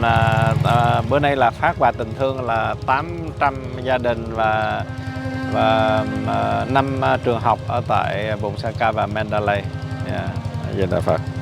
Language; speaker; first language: Vietnamese; native; Vietnamese